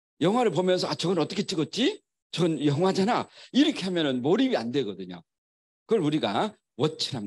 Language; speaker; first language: Korean; native; Korean